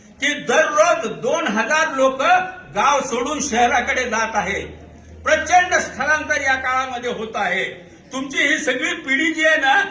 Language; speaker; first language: Marathi; non-native, local second language; Urdu